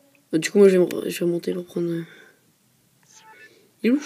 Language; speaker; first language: French; native; French